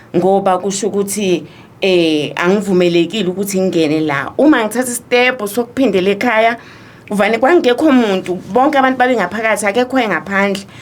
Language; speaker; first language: Zulu; native; Zulu